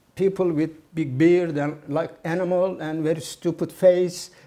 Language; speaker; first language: English; non-native, fluent; Turkish